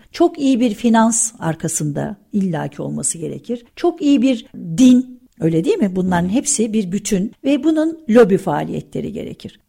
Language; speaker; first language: Turkish; early bilingual, heritage; Turkish